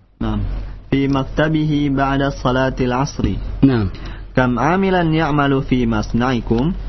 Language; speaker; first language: Arabic; non-native, learner; Indonesian